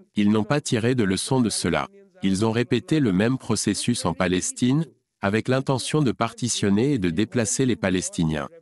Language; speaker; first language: French; non-native, fluent; Punjabi